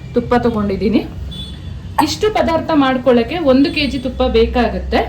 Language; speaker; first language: Kannada; non-native, local second language; Kodava